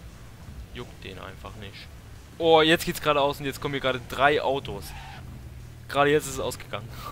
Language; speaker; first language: German; native; German